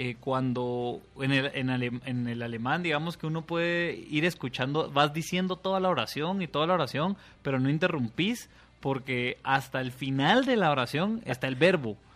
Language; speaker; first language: Spanish; native; Spanish